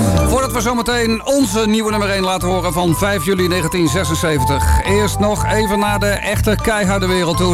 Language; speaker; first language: Dutch; native; Dutch